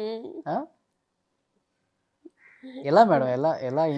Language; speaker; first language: Telugu; native; Telugu